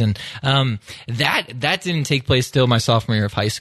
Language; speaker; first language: English; native; English